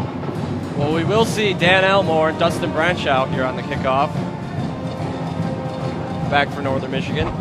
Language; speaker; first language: English; native; English